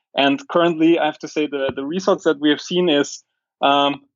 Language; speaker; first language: English; non-native, fluent; German